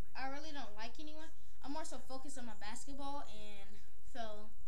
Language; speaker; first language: English; native; English